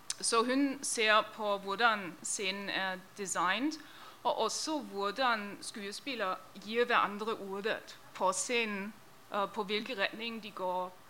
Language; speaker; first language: Norwegian; non-native, fluent; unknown